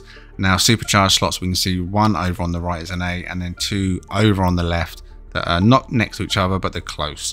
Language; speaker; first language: English; native; English